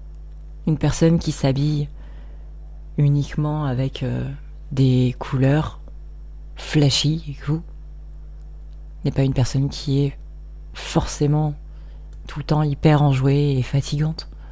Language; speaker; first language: French; native; French